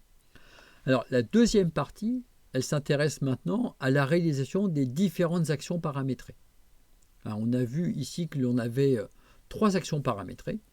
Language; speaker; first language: French; native; French